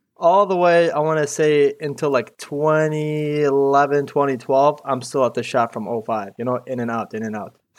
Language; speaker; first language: English; early bilingual, other home language; Arabic